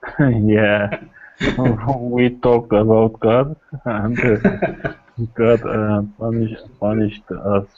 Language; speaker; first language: English; non-native, learner; Kurdish